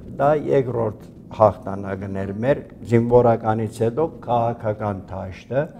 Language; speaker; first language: Armenian; early bilingual, heritage; Armenian